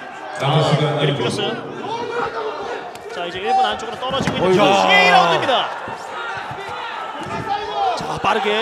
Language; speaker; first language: Korean; native; Korean